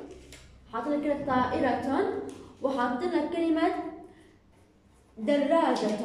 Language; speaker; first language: Arabic; native; Arabic